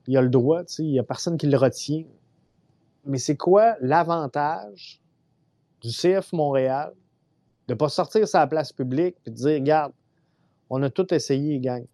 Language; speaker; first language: French; native; French